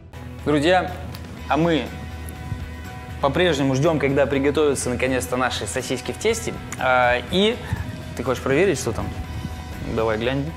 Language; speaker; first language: Russian; native; Russian